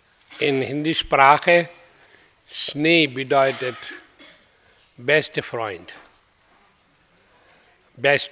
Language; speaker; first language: German; non-native, learner; Hindi